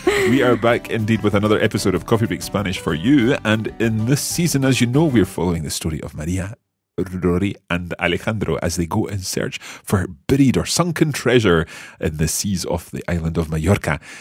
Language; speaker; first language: English; native; English